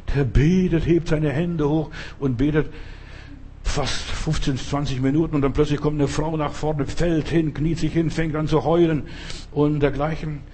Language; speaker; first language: German; non-native, fluent; Lithuanian